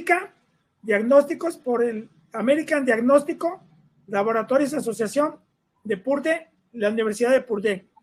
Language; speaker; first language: Spanish; native; Spanish